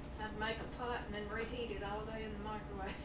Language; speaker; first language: English; native; English